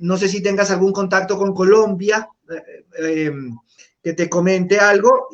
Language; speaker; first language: Spanish; native; Spanish